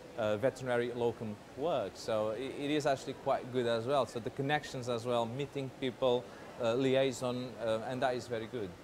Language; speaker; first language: English; non-native, fluent; Portuguese